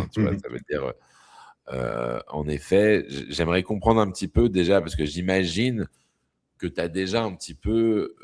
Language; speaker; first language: French; native; French